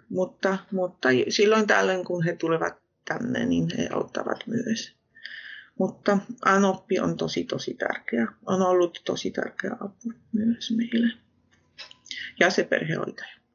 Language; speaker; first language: Finnish; non-native, fluent; Polish